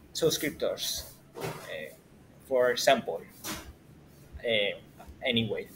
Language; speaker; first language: English; non-native, learner; Spanish